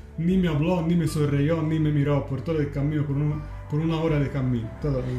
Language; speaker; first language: Spanish; non-native, learner; Italian